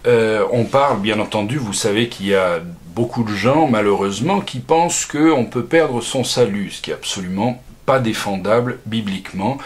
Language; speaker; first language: French; native; French